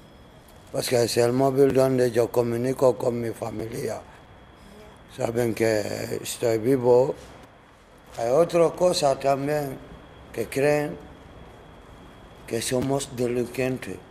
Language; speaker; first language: Spanish; non-native, learner; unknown